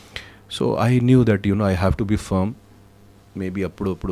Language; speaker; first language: Telugu; non-native, fluent; Hindi